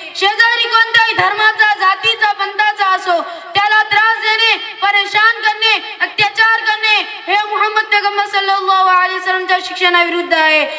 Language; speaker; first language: Marathi; non-native, local second language; Urdu